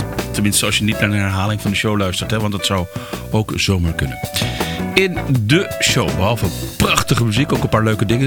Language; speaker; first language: Dutch; native; Dutch